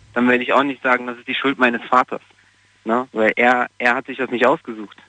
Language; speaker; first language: German; non-native, fluent; Portuguese